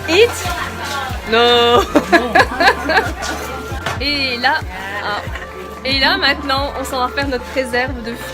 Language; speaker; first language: French; native; French